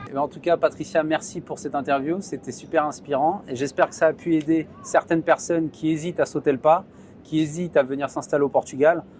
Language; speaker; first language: French; native; French